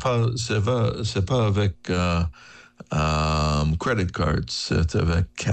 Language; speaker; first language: French; non-native, learner; English